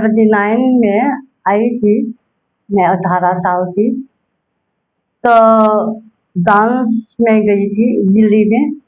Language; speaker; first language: Hindi; early bilingual, heritage; Hindi